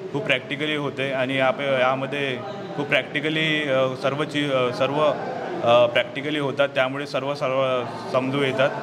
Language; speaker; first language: Hindi; non-native, local second language; Marathi